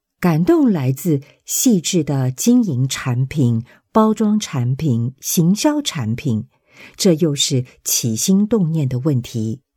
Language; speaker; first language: Chinese; native; Chinese